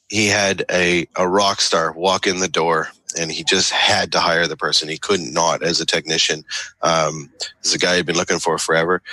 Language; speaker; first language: English; native; English